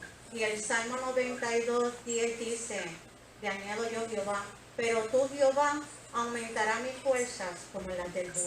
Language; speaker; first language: Spanish; native; Spanish